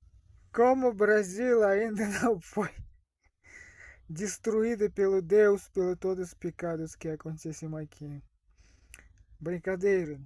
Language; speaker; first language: Portuguese; non-native, fluent; Russian